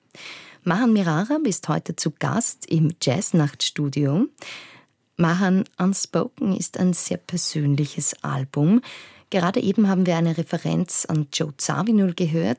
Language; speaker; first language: German; native; German